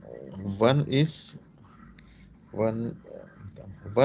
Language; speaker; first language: German; non-native, learner; Indonesian